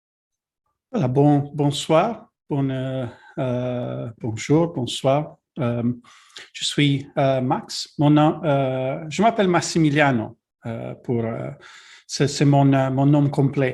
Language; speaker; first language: French; non-native, learner; Italian